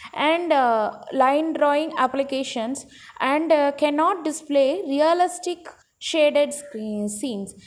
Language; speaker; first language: English; non-native, local second language; Tamil